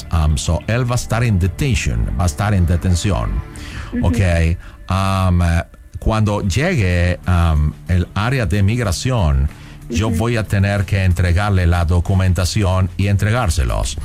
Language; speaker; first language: Spanish; non-native, local second language; English